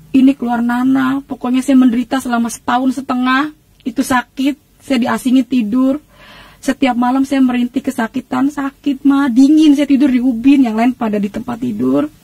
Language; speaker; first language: Indonesian; native; Indonesian